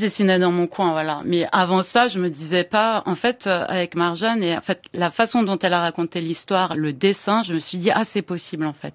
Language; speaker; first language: French; early bilingual, other home language; Persian